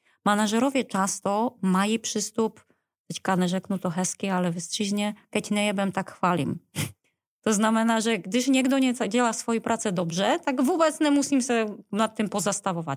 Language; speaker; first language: Czech; non-native, fluent; Polish